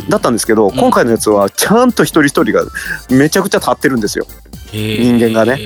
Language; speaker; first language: Japanese; native; Japanese